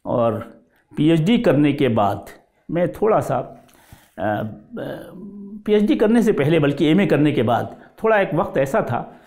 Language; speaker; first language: Hindi; native; Hindi